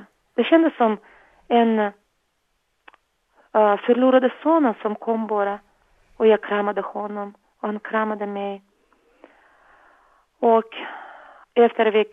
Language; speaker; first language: Swedish; non-native, learner; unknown